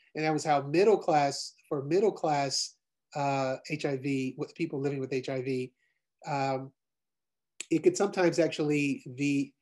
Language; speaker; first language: English; native; English